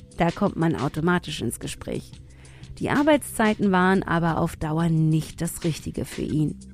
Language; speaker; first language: German; early bilingual, other home language; Tigrinya